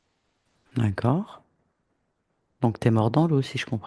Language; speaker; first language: French; native; French